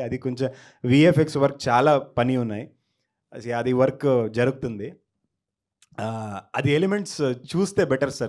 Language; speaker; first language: Telugu; non-native, learner; Kannada